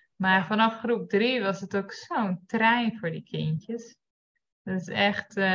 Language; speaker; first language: Dutch; native; Dutch